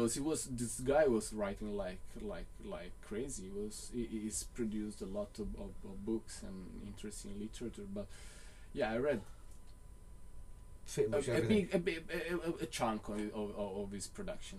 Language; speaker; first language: English; non-native, fluent; Italian